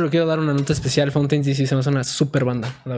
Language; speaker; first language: Spanish; native; Spanish